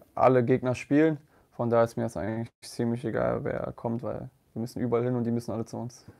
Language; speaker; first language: German; native; German